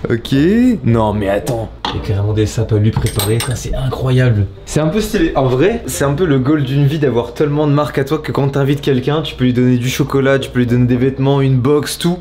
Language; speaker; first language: French; native; French